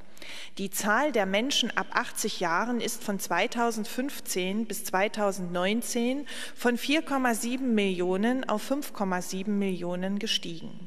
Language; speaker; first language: German; native; German